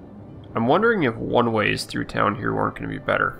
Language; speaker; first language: English; native; English